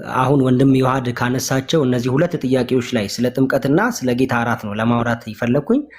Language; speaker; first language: Amharic; non-native, local second language; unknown